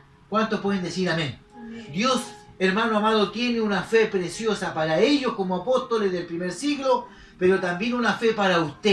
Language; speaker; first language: Spanish; native; Spanish